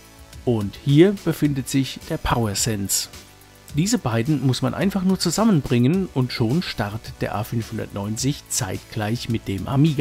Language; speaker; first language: German; native; German